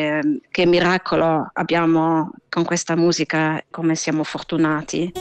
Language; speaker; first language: Italian; non-native, fluent; German